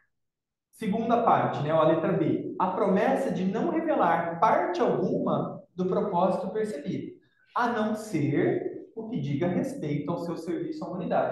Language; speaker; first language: Portuguese; native; Portuguese